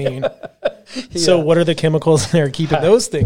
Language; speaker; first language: English; native; English